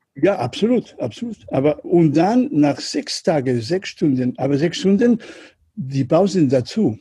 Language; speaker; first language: German; non-native, learner; Catalan